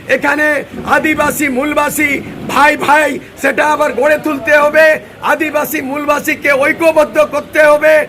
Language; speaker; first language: Bangla; non-native, local second language; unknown